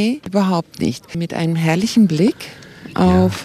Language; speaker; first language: German; native; German